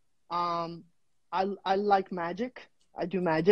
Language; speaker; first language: English; non-native, fluent; Spanish